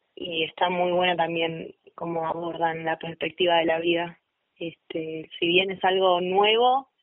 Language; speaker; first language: Spanish; native; Spanish